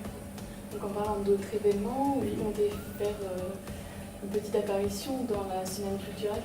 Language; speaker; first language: French; native; French